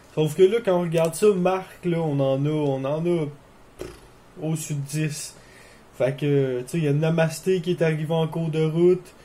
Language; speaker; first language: French; native; French